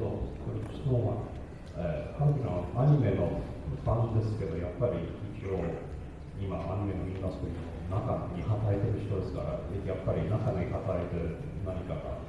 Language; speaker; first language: Japanese; non-native, fluent; English